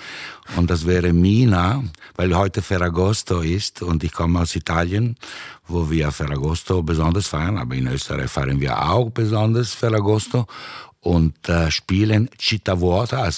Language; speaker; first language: German; native; German